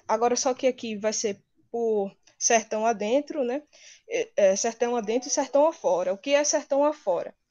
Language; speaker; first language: Portuguese; native; Portuguese